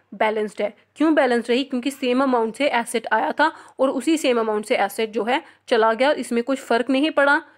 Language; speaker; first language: Hindi; non-native, local second language; Punjabi